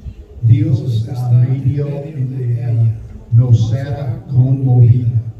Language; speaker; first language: Spanish; non-native, learner; German